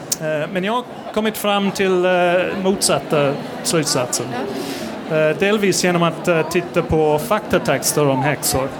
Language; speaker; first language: Swedish; non-native, fluent; English